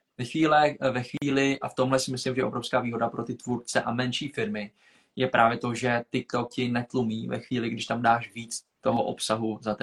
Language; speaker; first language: Czech; early bilingual, other home language; Vietnamese